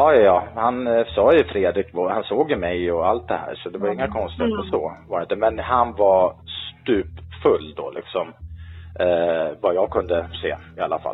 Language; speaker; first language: Swedish; native; Swedish